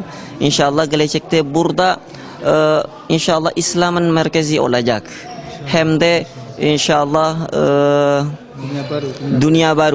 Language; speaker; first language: Turkish; non-native, learner; Indonesian